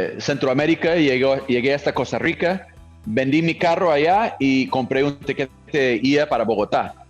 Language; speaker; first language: Spanish; non-native, fluent; English